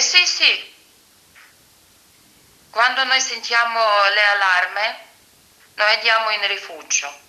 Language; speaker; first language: Italian; non-native, fluent; Ukrainian